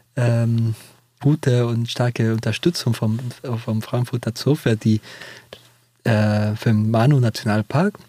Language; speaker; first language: German; non-native, fluent; Spanish